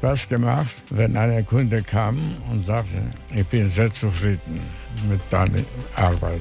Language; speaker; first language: German; non-native, fluent; Greek